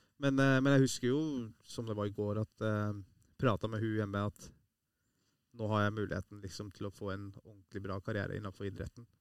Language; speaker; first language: Norwegian; early bilingual, other home language; Persian